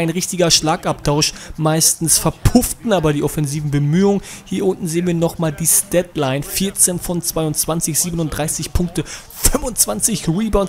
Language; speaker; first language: German; native; German